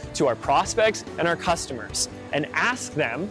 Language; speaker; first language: English; native; English